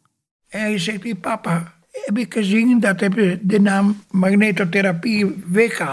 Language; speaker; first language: Dutch; non-native, fluent; Italian